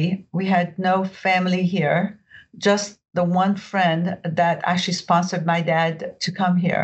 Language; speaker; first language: English; early bilingual, other home language; Arabic